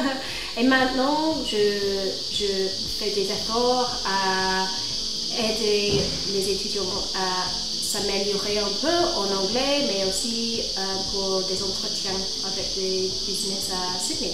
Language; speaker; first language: French; non-native, fluent; English